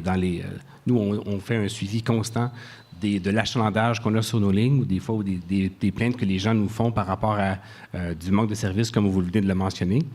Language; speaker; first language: French; native; French